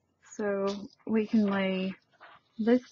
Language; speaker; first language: English; native; English